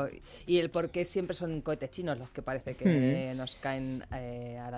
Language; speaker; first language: Spanish; native; Spanish